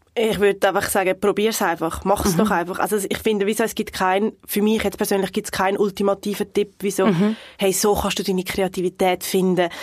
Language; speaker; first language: German; non-native, fluent; Portuguese